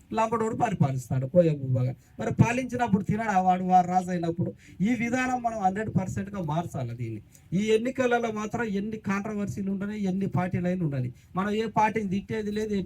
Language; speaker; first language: Telugu; non-native, local second language; Koya